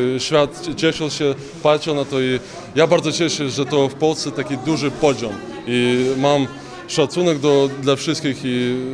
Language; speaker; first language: Polish; non-native, learner; Ukrainian